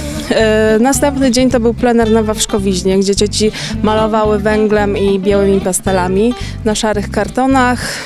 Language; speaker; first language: Polish; native; Polish